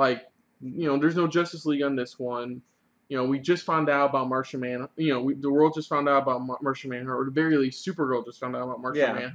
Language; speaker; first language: English; native; English